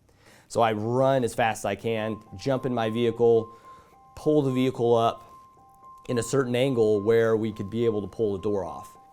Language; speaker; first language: English; native; English